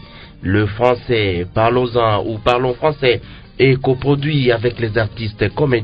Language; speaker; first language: French; non-native, local second language; Lingala